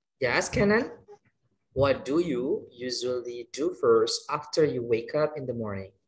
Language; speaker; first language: English; non-native, fluent; Indonesian